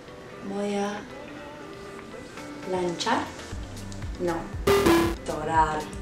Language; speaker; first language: Spanish; non-native, fluent; English